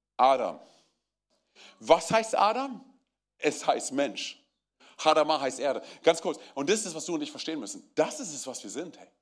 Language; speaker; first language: German; early bilingual, other home language; Romanian